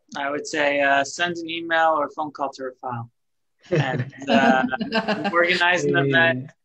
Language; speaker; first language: English; native; English